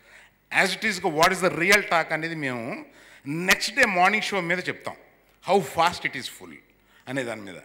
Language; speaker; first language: Telugu; native; Telugu